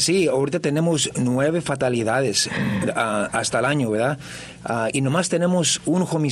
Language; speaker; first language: Spanish; early bilingual, heritage; Spanish